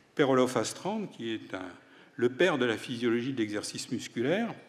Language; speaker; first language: French; native; French